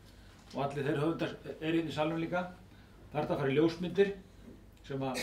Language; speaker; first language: Icelandic; native; Icelandic